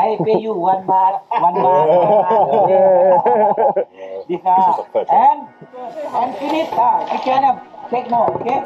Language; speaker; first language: English; non-native, learner; Thai